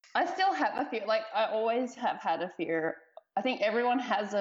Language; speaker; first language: English; native; English